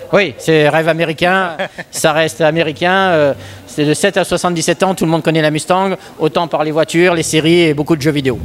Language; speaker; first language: French; native; French